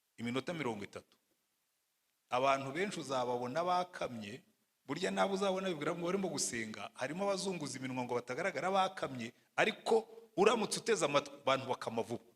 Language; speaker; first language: Kinyarwanda; native; Kinyarwanda